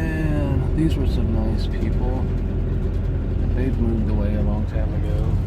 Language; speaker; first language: English; native; English